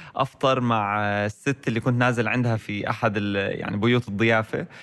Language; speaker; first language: Arabic; native; Arabic